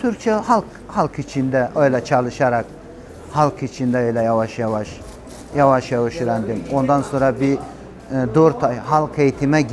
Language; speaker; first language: Turkish; non-native, learner; Persian